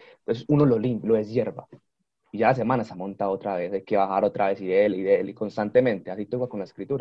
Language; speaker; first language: Spanish; native; Spanish